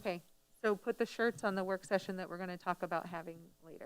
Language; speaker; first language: English; native; English